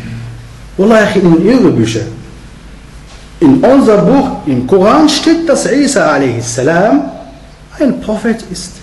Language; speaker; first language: German; non-native, fluent; Arabic